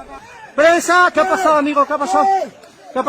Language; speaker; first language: Spanish; native; Spanish